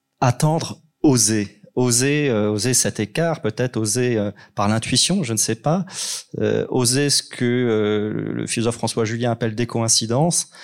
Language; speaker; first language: French; native; French